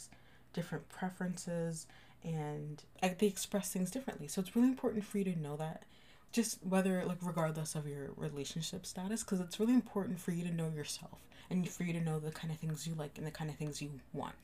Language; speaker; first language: English; native; English